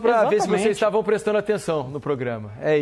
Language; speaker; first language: Portuguese; native; Portuguese